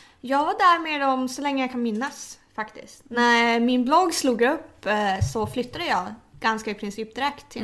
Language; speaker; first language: Swedish; early bilingual, other home language; Thai